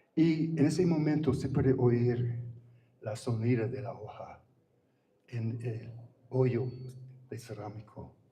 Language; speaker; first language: Spanish; non-native, fluent; English